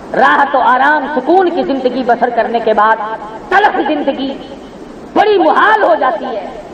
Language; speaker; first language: Urdu; non-native, local second language; Saraiki